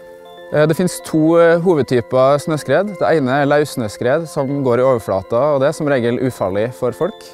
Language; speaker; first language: Norwegian; native; Norwegian